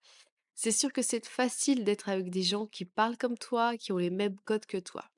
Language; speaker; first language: French; native; French